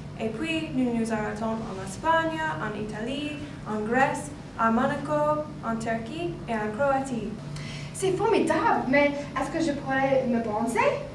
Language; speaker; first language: French; non-native, learner; English